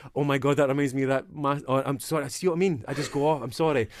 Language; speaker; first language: English; native; English